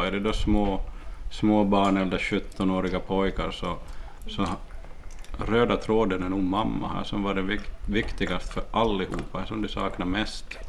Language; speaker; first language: Swedish; native; Swedish